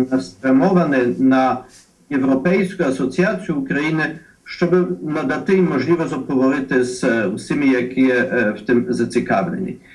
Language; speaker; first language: Ukrainian; non-native, fluent; Polish